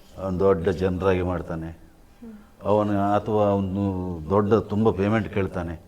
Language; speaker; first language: Kannada; non-native, local second language; Tulu